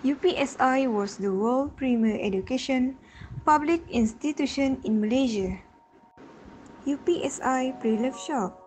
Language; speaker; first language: English; non-native, learner; Malay